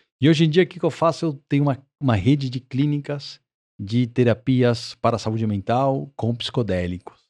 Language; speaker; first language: Portuguese; early bilingual, other home language; Spanish